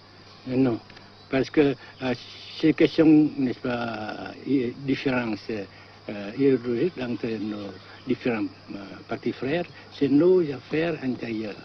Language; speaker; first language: French; non-native, local second language; Vietnamese